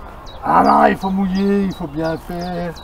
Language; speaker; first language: French; native; French